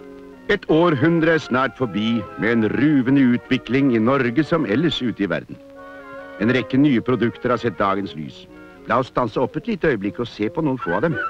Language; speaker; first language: Norwegian; native; Norwegian